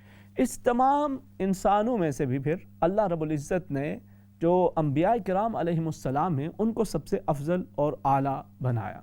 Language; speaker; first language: Urdu; native; Urdu